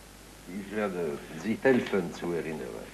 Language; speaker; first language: German; non-native, learner; French